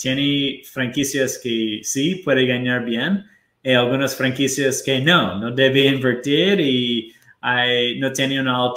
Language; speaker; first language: Spanish; non-native, fluent; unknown